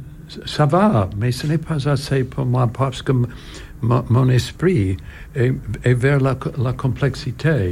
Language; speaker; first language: French; non-native, learner; English